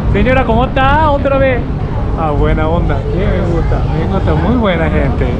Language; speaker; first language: Spanish; non-native, learner; Japanese